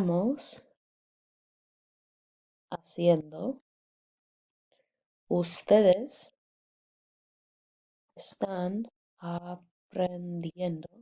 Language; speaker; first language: Spanish; non-native, fluent; English